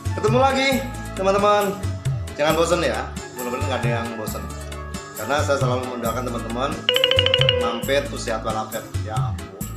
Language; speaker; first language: Indonesian; non-native, local second language; Javanese